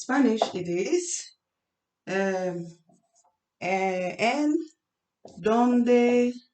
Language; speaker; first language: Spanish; non-native, learner; English